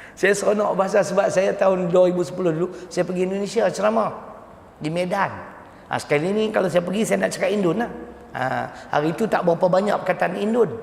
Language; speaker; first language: Malay; native; Malay